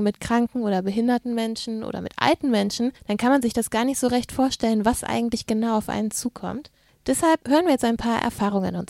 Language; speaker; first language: German; native; German